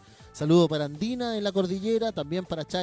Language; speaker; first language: Spanish; native; Spanish